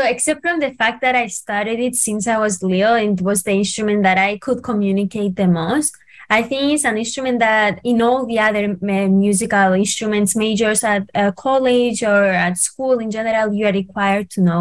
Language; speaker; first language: English; non-native, fluent; Greek